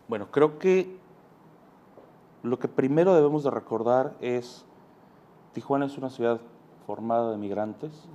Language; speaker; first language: Spanish; native; Spanish